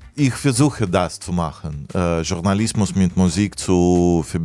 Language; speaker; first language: German; non-native, learner; Russian